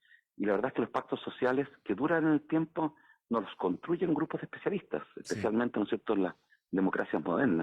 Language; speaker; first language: Spanish; native; Spanish